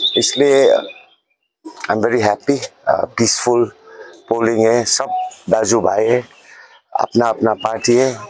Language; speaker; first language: Hindi; non-native, local second language; Nepali